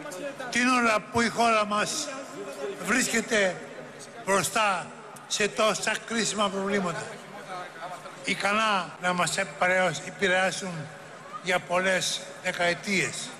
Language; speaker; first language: Greek; native; Greek